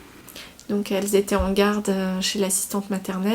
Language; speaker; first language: French; native; French